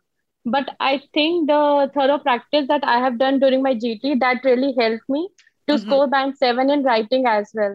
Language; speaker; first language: English; non-native, local second language; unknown